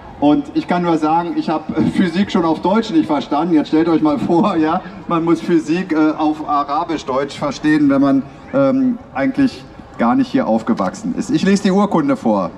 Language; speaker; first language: German; native; German